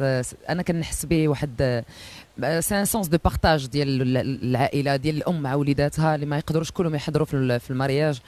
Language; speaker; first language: Arabic; native; Arabic